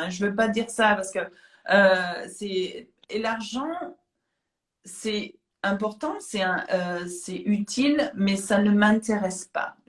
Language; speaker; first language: French; native; French